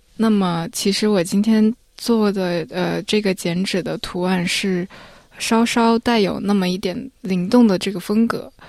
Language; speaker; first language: Chinese; native; Chinese